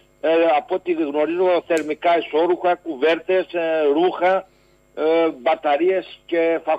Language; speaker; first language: Greek; native; Greek